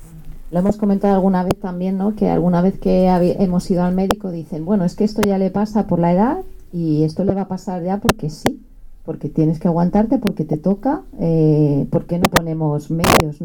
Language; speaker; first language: Spanish; native; Spanish